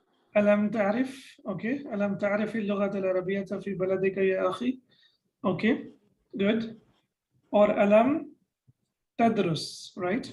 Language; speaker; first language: Arabic; non-native, fluent; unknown